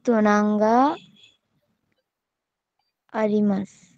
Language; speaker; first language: Japanese; non-native, learner; Sinhala